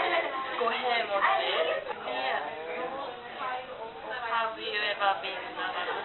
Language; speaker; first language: English; non-native, learner; Japanese